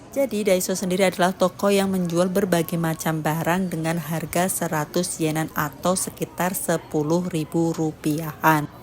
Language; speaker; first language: Indonesian; native; Indonesian